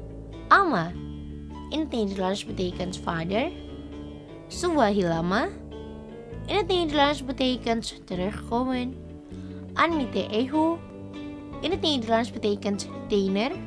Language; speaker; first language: Dutch; non-native, learner; Indonesian